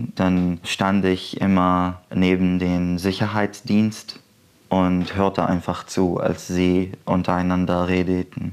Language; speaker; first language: German; non-native, fluent; Arabic